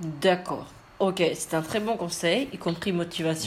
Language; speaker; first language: French; non-native, learner; Indonesian